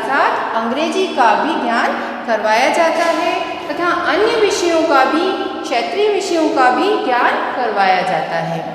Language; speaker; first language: Hindi; native; Hindi